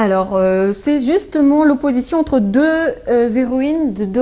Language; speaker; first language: French; native; French